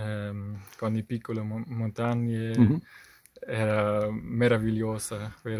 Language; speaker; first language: Italian; non-native, learner; German